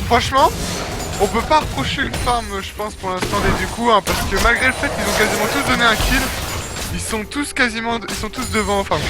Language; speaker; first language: French; native; French